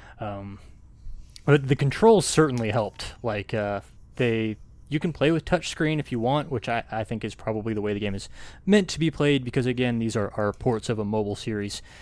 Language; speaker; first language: English; native; English